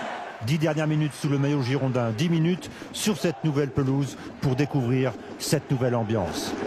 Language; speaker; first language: French; native; French